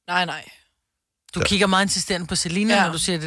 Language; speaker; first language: Danish; native; Danish